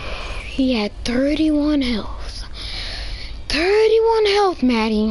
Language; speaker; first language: English; native; English